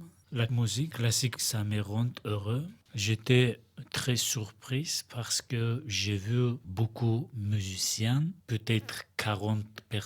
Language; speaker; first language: French; non-native, learner; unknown